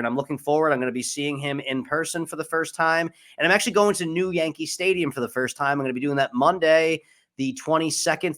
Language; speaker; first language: English; native; English